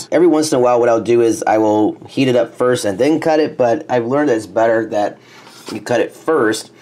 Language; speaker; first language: English; native; English